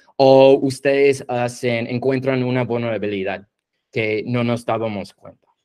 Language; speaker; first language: Spanish; non-native, fluent; English